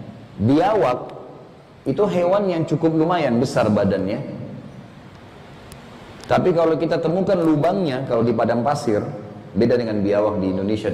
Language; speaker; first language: Indonesian; native; Indonesian